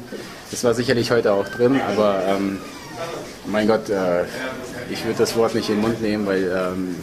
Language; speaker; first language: German; native; German